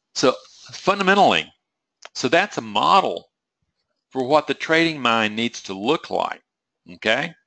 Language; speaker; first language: English; native; English